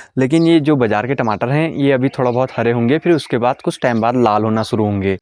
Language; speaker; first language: Hindi; non-native, local second language; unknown